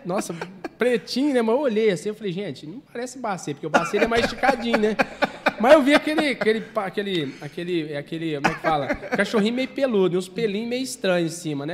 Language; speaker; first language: Portuguese; native; Portuguese